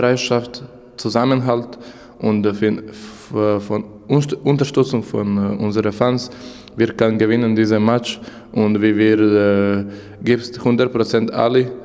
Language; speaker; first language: German; non-native, learner; Croatian